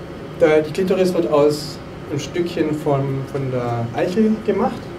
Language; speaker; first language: German; native; German